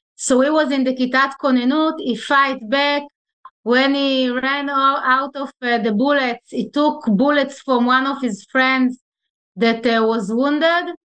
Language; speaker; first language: English; non-native, fluent; Hebrew